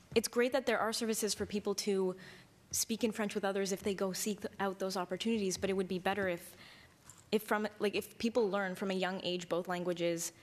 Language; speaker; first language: English; native; English